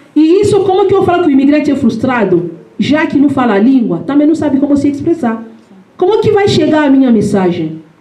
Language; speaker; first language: Portuguese; non-native, fluent; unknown